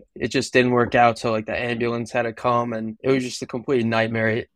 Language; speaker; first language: English; native; English